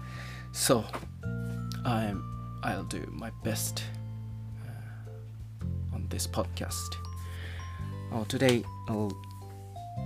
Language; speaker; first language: English; non-native, learner; Japanese